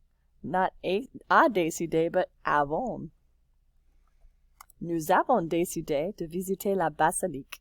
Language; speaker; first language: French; non-native, fluent; English